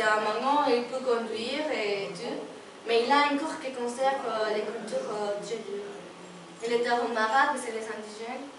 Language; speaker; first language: French; non-native, learner; Spanish